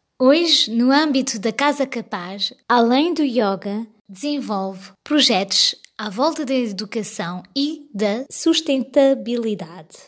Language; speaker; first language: Portuguese; early bilingual, heritage; French